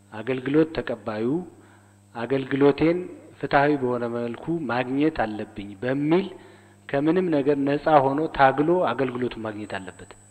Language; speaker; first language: Amharic; native; Amharic